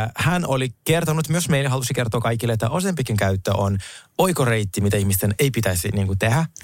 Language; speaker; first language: Finnish; non-native, fluent; Russian